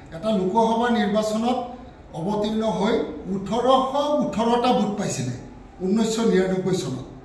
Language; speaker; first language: Assamese; native; Assamese